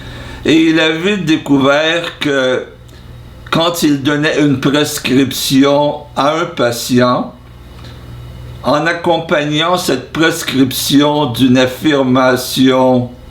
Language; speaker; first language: French; non-native, fluent; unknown